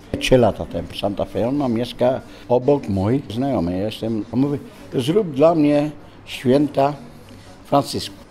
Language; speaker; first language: Polish; non-native, learner; Dutch